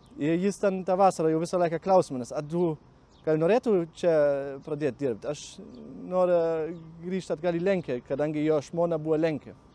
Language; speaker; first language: Lithuanian; non-native, learner; German